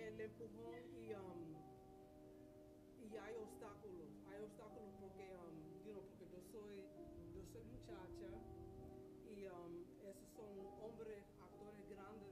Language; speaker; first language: Spanish; early bilingual, heritage; English